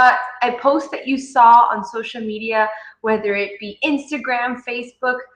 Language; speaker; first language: English; native; English